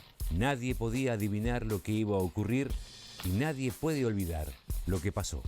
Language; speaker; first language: Spanish; native; Spanish